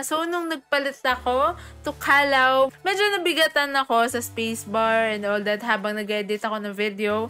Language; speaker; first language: Filipino; native; Filipino